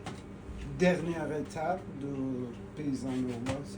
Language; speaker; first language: French; non-native, learner; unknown